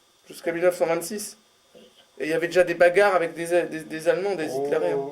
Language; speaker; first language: French; native; French